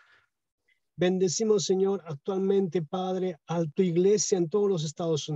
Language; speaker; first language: Spanish; native; Spanish